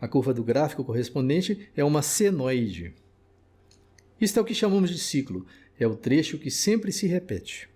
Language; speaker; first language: Portuguese; native; Portuguese